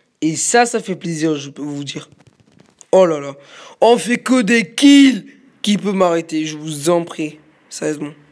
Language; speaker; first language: French; native; French